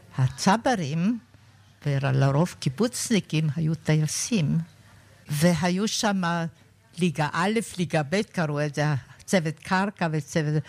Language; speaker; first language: Hebrew; non-native, fluent; German